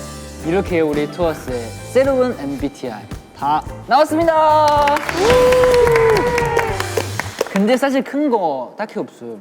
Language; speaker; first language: Korean; non-native, learner; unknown